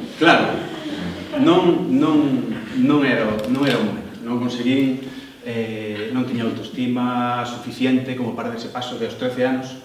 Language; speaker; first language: Galician; non-native, local second language; Spanish